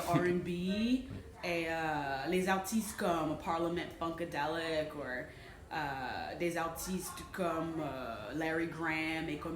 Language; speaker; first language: French; non-native, fluent; English